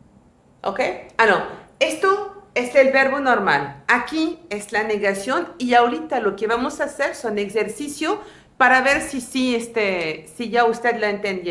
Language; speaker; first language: Spanish; non-native, fluent; French